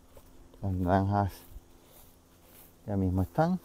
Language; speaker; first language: Spanish; native; Spanish